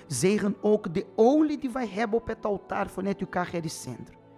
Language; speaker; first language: Dutch; non-native, fluent; Portuguese